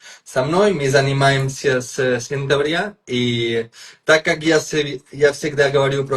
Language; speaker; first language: Russian; non-native, fluent; Catalan